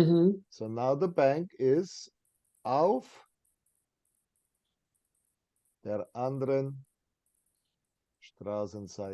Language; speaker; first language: German; non-native, fluent; English